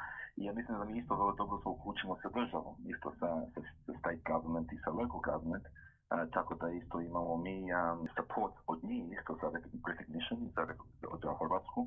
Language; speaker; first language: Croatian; early bilingual, heritage; Croatian